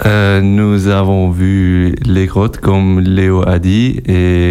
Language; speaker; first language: French; non-native, local second language; German